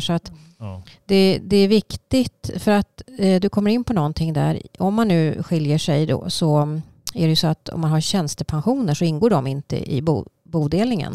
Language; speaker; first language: Swedish; native; Swedish